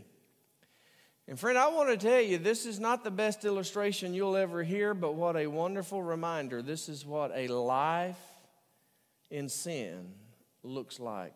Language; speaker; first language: English; native; English